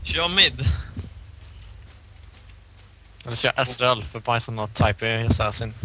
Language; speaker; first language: Swedish; native; Swedish